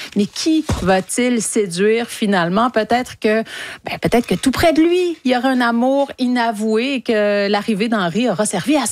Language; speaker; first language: French; native; French